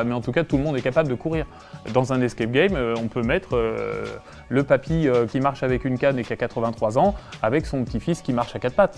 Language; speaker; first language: French; native; French